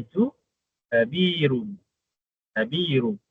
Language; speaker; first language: Arabic; non-native, learner; Malay